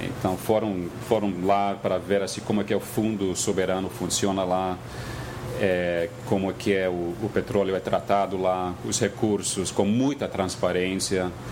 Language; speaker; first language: Portuguese; non-native, fluent; English